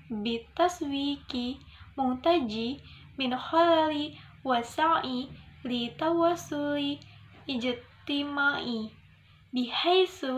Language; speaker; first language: Arabic; non-native, learner; Indonesian